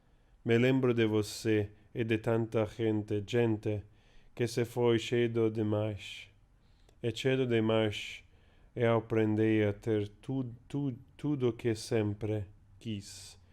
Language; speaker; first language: Portuguese; non-native, learner; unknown